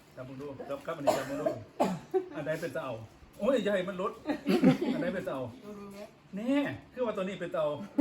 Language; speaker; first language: Thai; native; Thai